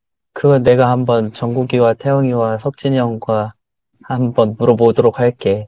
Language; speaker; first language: Korean; native; Korean